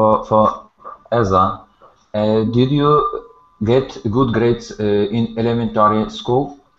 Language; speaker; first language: English; non-native, learner; Spanish